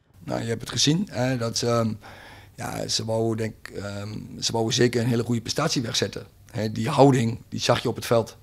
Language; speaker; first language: Dutch; native; Dutch